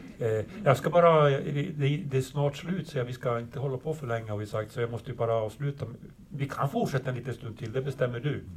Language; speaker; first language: Swedish; native; Swedish